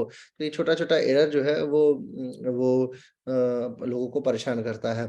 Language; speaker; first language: Hindi; native; Hindi